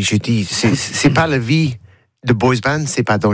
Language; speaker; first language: French; non-native, learner; English